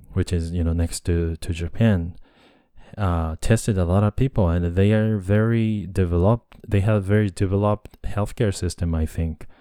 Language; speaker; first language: English; non-native, fluent; Japanese